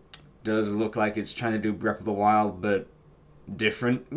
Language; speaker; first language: English; native; English